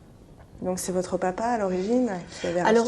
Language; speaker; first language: French; native; French